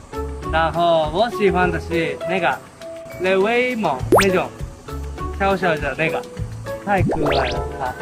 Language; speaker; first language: Chinese; non-native, learner; Japanese